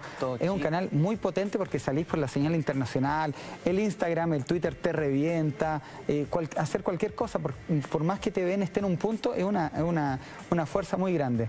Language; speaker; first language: Spanish; native; Spanish